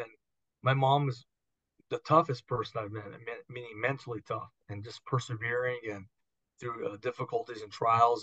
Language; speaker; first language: English; native; English